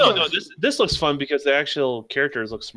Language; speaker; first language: English; native; English